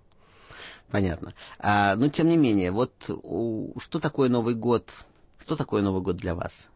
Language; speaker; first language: Russian; native; Russian